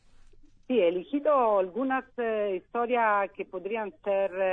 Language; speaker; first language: Spanish; non-native, learner; Italian